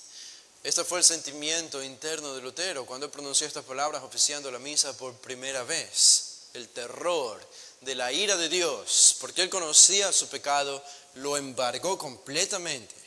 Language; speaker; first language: Spanish; native; Spanish